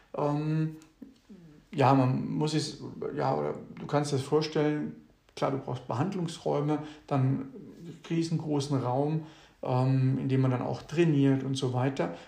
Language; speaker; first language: German; early bilingual, other home language; Italian